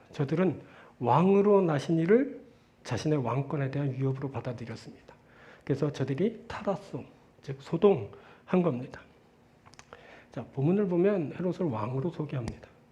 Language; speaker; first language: Korean; native; Korean